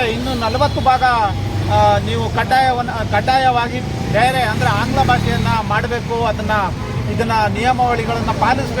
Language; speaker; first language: Kannada; native; Kannada